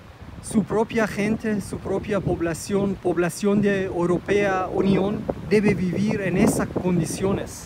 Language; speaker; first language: Spanish; non-native, fluent; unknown